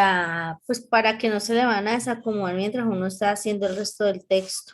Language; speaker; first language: Spanish; native; Spanish